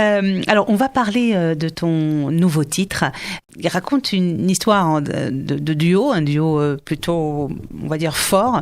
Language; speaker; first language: French; native; French